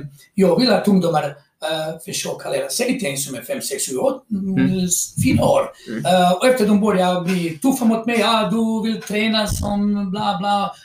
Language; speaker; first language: Swedish; non-native, fluent; Croatian